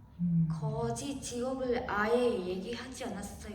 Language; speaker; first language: Korean; non-native, fluent; Vietnamese